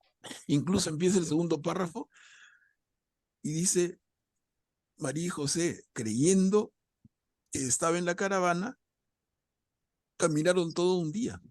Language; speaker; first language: Spanish; native; Spanish